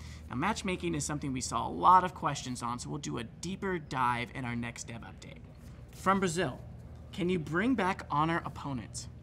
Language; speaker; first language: English; native; English